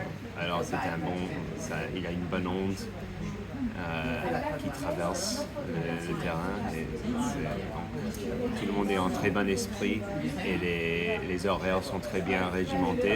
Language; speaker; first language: French; non-native, fluent; English